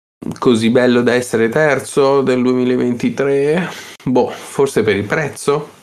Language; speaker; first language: Italian; native; Italian